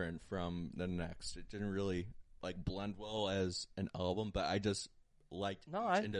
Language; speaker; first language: English; native; English